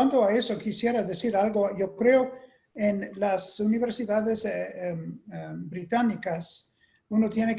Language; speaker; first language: Spanish; non-native, fluent; English